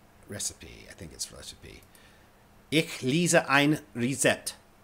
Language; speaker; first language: German; non-native, learner; English